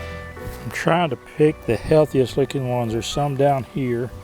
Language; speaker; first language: English; native; English